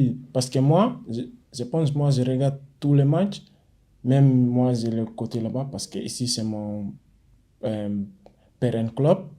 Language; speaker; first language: French; non-native, learner; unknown